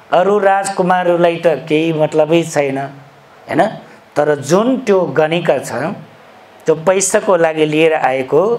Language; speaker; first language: Nepali; non-native, local second language; Newari